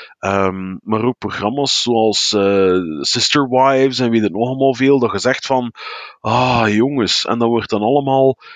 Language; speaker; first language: Dutch; native; Dutch